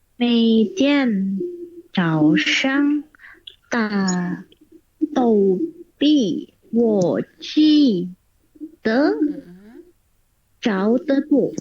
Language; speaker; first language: Chinese; non-native, learner; Indonesian